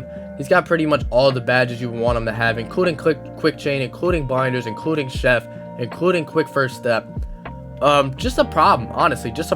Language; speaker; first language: English; native; English